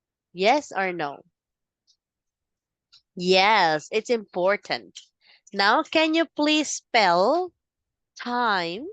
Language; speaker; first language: English; non-native, fluent; Filipino